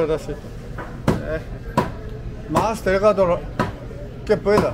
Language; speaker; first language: Spanish; non-native, learner; Korean